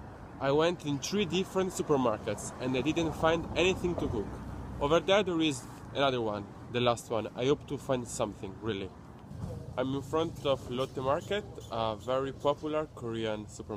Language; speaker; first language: English; non-native, learner; Italian